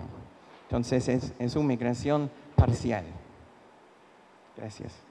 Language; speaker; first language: Spanish; non-native, fluent; English